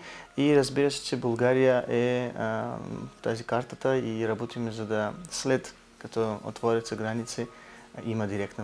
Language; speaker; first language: Bulgarian; non-native, learner; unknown